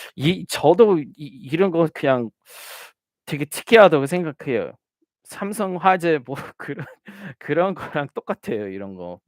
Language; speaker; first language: Korean; early bilingual, heritage; Korean